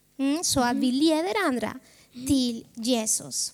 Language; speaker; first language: Swedish; non-native, fluent; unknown